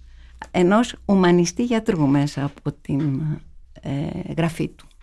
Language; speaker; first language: Greek; native; Greek